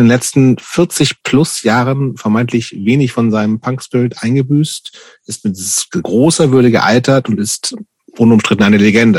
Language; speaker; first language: German; native; German